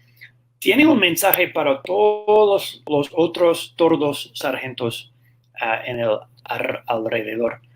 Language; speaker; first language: Spanish; non-native, fluent; English